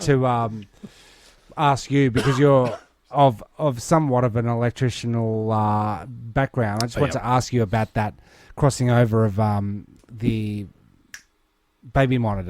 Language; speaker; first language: English; native; English